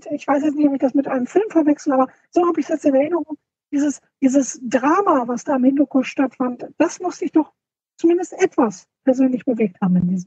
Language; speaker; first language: German; native; German